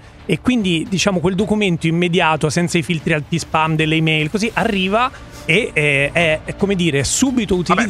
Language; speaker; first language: Italian; native; Italian